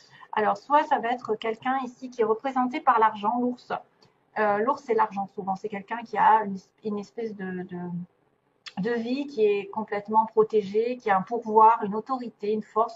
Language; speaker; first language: French; native; French